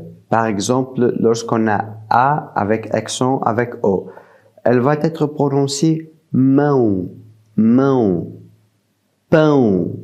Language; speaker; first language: French; non-native, fluent; Portuguese